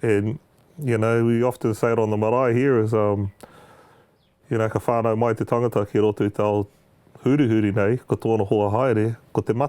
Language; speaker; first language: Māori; early bilingual, heritage; English